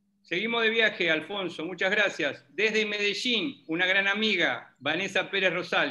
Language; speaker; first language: Spanish; native; Spanish